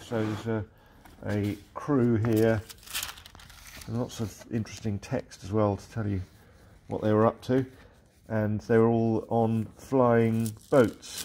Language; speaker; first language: English; native; English